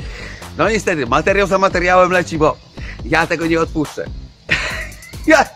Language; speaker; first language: Polish; native; Polish